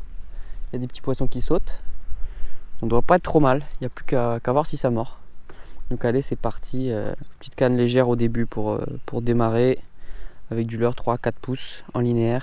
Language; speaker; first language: French; native; French